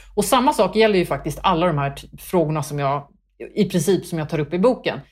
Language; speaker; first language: Swedish; early bilingual, other home language; Kurdish